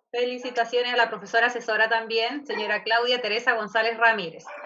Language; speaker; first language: Spanish; native; Spanish